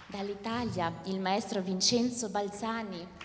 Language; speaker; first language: Italian; native; Italian